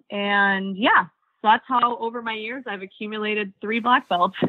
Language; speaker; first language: English; native; English